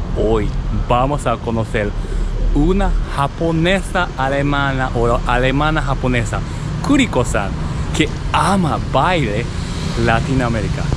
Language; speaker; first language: Spanish; non-native, learner; Japanese